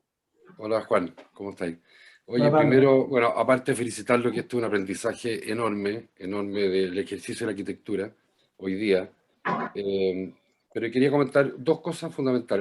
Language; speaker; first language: Spanish; native; Spanish